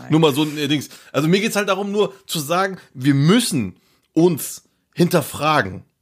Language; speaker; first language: German; early bilingual, other home language; Turkish